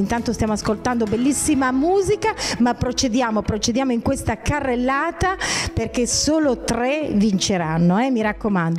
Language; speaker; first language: Italian; native; Italian